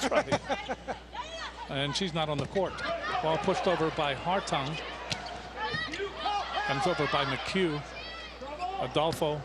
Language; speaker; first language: English; native; English